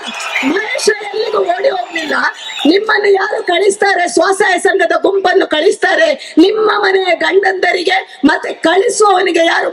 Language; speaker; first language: Kannada; native; Kannada